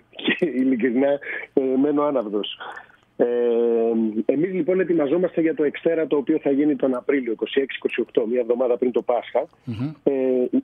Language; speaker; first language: Greek; native; Greek